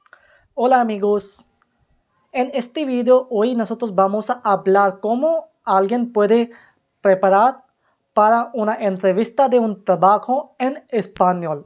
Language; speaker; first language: Spanish; non-native, fluent; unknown